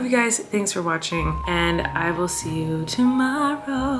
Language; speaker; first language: English; native; English